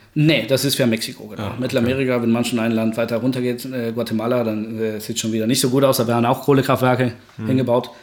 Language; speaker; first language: German; non-native, fluent; Spanish